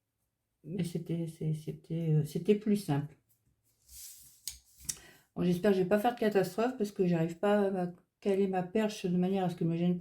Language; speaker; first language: French; native; French